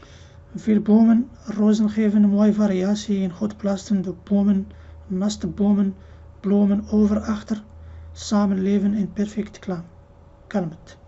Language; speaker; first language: Dutch; non-native, learner; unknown